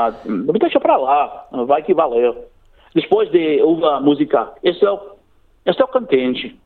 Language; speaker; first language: Portuguese; non-native, learner; English